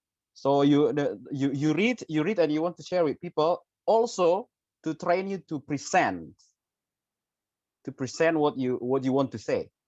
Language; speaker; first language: English; non-native, fluent; Indonesian